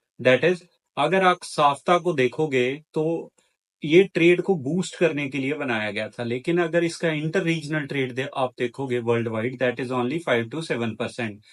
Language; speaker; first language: Hindi; native; Hindi